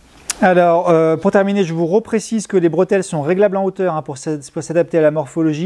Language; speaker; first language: French; native; French